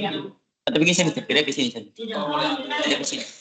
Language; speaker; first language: Indonesian; native; Indonesian